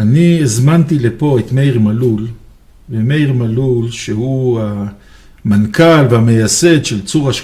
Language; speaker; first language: Hebrew; native; Hebrew